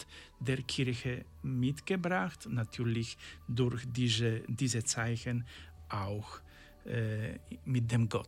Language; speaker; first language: German; non-native, learner; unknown